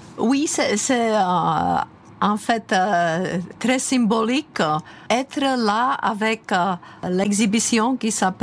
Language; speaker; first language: French; non-native, fluent; Czech